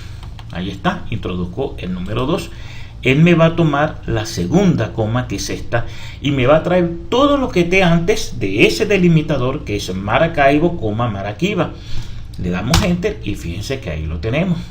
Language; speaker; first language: Spanish; native; Spanish